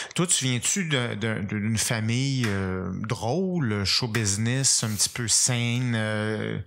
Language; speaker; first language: French; native; French